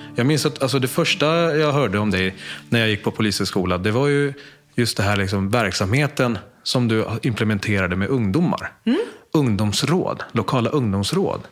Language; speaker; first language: Swedish; early bilingual, other home language; Spanish